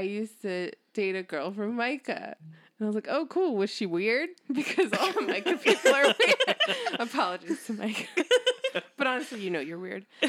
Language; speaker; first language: English; native; English